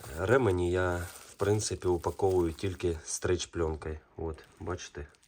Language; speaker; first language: Ukrainian; non-native, local second language; Russian